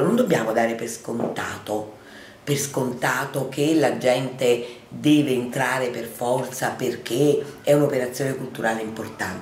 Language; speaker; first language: Italian; native; Italian